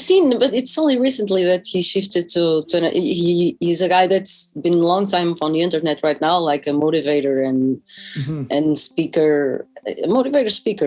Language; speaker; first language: English; non-native, fluent; Portuguese